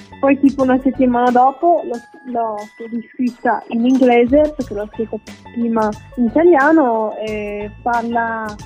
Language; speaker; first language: Italian; early bilingual, heritage; English